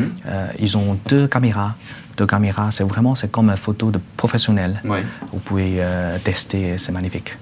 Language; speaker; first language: French; non-native, learner; Chinese